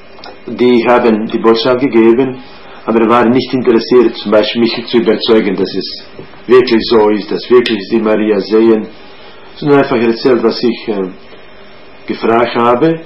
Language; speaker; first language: German; non-native, fluent; Croatian